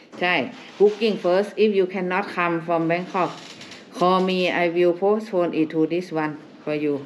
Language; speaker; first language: English; non-native, learner; Thai